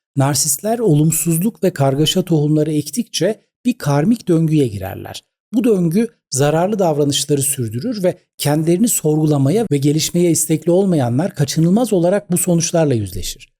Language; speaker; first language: Turkish; native; Turkish